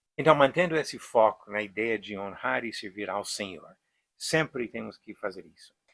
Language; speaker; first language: Portuguese; non-native, fluent; English